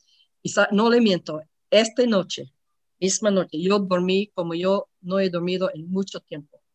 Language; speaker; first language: Spanish; non-native, learner; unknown